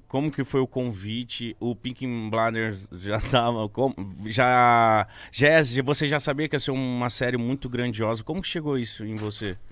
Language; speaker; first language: Portuguese; native; Portuguese